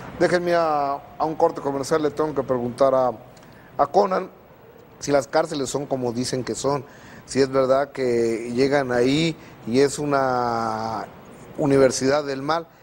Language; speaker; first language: Spanish; native; Spanish